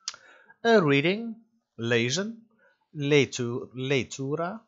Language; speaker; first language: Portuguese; non-native, learner; Dutch